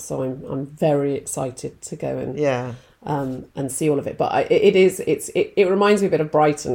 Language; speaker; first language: English; native; English